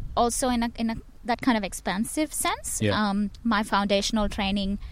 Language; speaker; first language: English; non-native, local second language; Tamil